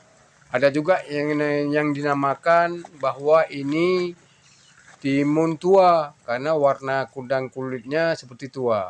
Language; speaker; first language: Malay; non-native, local second language; Achinese